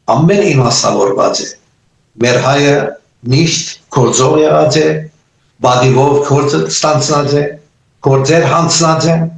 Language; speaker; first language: Armenian; early bilingual, heritage; Armenian